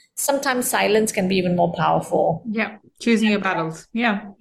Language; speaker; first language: English; early bilingual, heritage; Indonesian